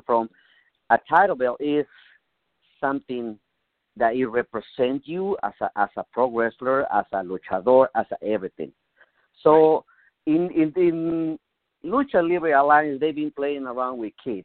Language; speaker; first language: English; non-native, learner; Spanish